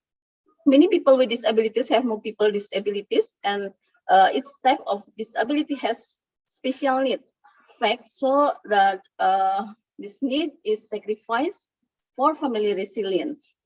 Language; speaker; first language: English; non-native, learner; Indonesian